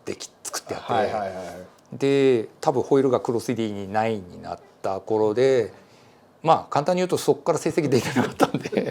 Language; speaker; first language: Japanese; native; Japanese